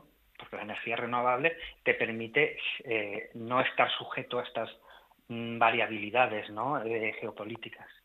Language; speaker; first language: Spanish; native; Spanish